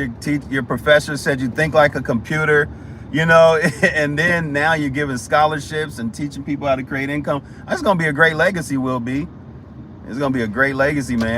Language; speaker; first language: English; native; English